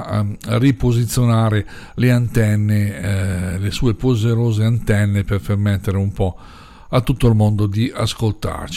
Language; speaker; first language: Italian; native; Italian